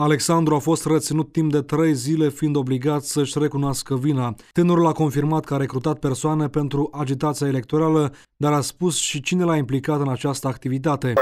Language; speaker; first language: Romanian; native; Romanian